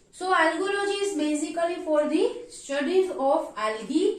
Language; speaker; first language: English; non-native, local second language; Gujarati